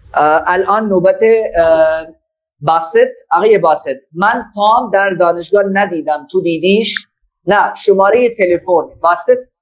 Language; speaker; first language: Persian; non-native, fluent; Urdu